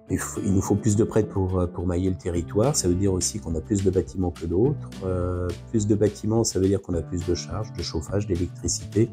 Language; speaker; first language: French; native; French